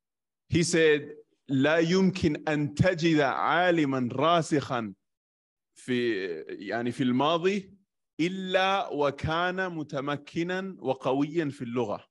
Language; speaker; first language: Arabic; non-native, fluent; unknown